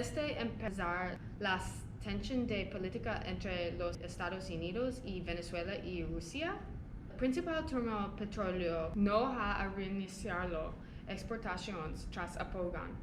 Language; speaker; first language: Spanish; non-native, learner; English